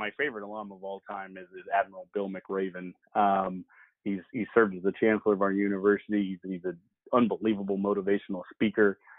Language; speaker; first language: English; native; English